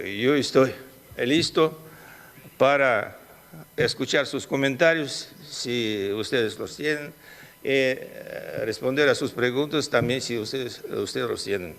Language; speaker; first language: Spanish; non-native, fluent; Russian